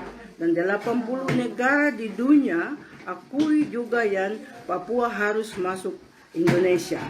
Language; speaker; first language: Indonesian; non-native, local second language; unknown